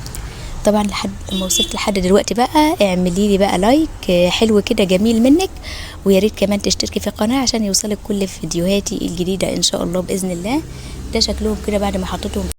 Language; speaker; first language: Arabic; native; Arabic